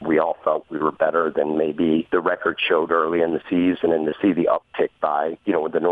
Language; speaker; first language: English; native; English